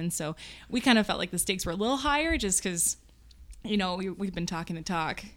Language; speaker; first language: English; native; English